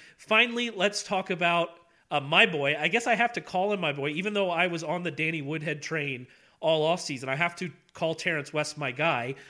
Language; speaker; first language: English; native; English